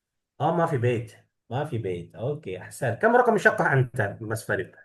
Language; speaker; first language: Arabic; non-native, fluent; Indonesian